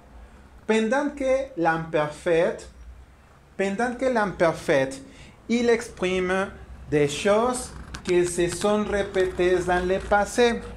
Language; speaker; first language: French; non-native, learner; Spanish